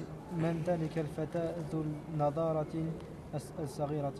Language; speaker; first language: Arabic; non-native, learner; French